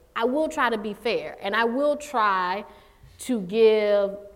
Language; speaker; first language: English; native; English